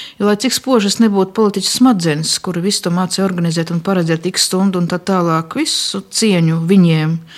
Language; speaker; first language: Latvian; non-native, local second language; Russian